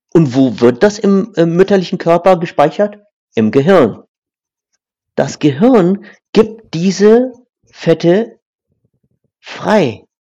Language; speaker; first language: German; non-native, fluent; English